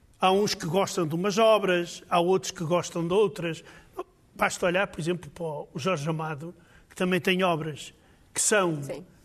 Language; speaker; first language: Portuguese; native; Portuguese